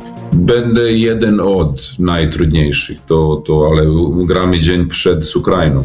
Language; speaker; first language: Polish; non-native, learner; Serbian